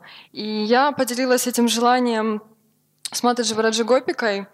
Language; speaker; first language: Russian; native; Russian